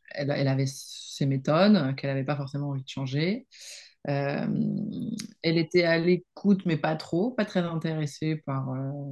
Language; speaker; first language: French; non-native, fluent; Spanish